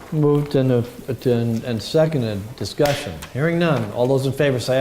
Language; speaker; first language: English; native; English